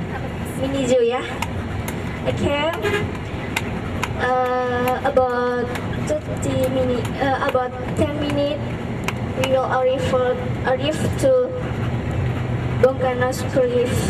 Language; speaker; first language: English; non-native, learner; Indonesian